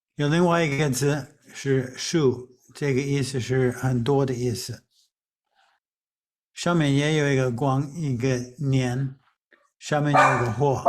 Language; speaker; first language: Chinese; non-native, fluent; English